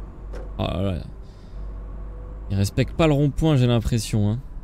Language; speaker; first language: French; native; French